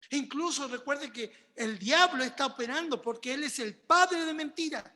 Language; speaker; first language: Spanish; native; Spanish